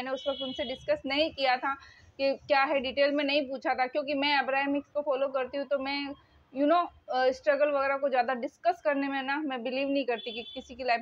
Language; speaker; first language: Hindi; native; Hindi